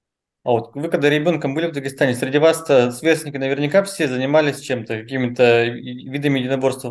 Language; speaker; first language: Russian; native; Russian